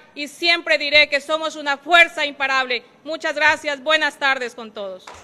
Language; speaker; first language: Spanish; native; Spanish